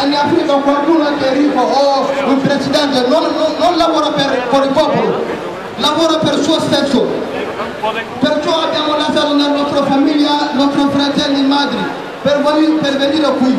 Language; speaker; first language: Italian; non-native, learner; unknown